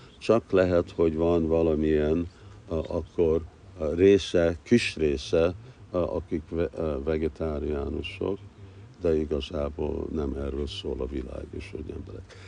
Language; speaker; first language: Hungarian; early bilingual, heritage; Hungarian